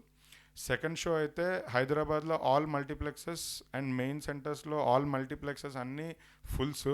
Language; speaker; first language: Telugu; native; Telugu